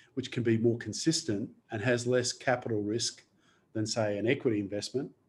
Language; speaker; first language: English; native; English